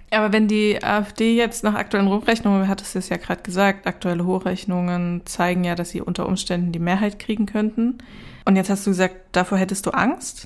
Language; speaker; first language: German; native; German